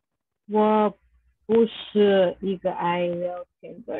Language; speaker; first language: Chinese; non-native, learner; English